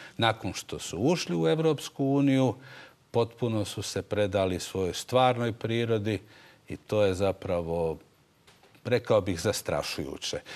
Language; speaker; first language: Bosnian; native; Bosnian